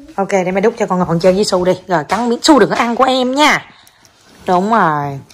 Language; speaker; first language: Vietnamese; native; Vietnamese